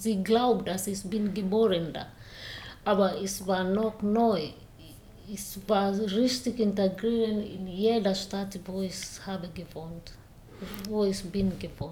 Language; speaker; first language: German; non-native, learner; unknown